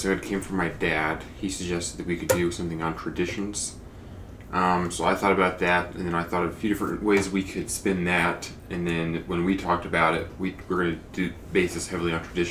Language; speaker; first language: English; native; English